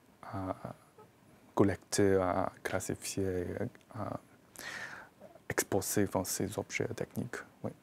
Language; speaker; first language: French; non-native, fluent; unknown